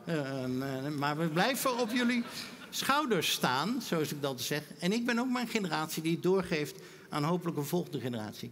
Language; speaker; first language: Dutch; native; Dutch